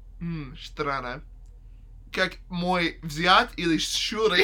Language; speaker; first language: Russian; non-native, learner; English